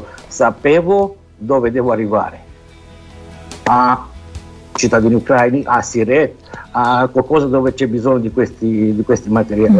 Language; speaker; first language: Italian; non-native, fluent; Romanian